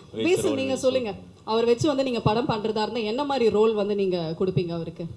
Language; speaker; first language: Tamil; native; Tamil